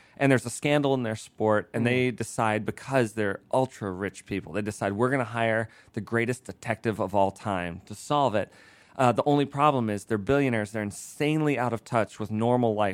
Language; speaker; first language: English; native; English